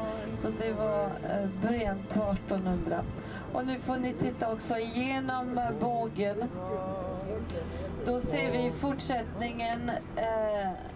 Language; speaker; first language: Swedish; non-native, fluent; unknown